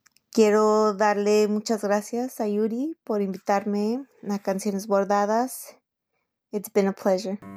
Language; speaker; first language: Spanish; early bilingual, heritage; Spanish